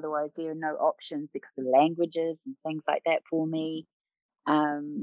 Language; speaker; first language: English; native; English